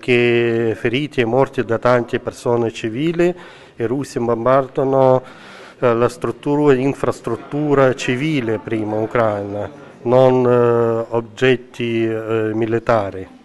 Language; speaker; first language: Italian; non-native, learner; Ukrainian